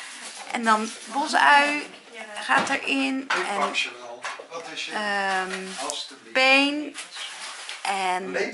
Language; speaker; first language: Dutch; native; Dutch